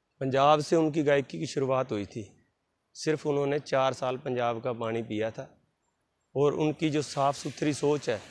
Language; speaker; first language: Hindi; non-native, local second language; Punjabi